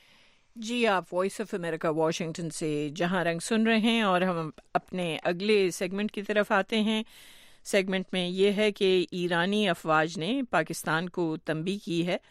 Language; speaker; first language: Urdu; native; Urdu